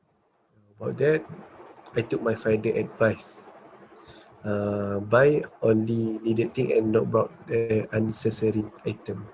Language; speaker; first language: English; non-native, learner; Malay